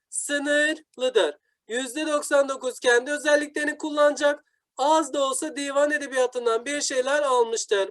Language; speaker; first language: Turkish; native; Turkish